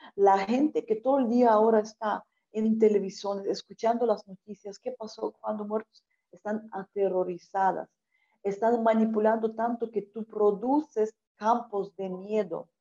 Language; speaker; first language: Spanish; non-native, fluent; Ukrainian